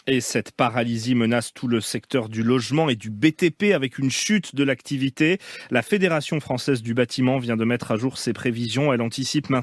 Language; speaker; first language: French; native; French